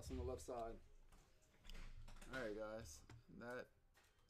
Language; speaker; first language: English; native; English